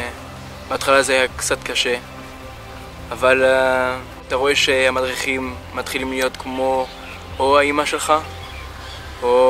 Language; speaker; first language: Hebrew; non-native, fluent; French